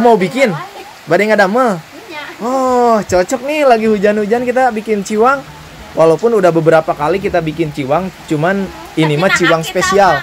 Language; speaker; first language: Indonesian; non-native, local second language; Sundanese